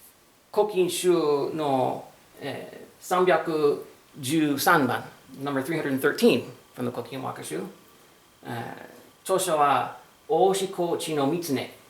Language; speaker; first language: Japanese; non-native, learner; English